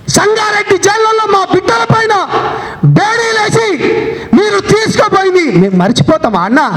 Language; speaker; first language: Telugu; non-native, local second language; Lambadi